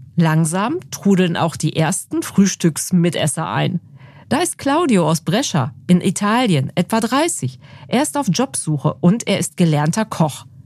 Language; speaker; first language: German; native; German